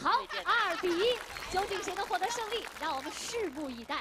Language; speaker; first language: Chinese; native; Chinese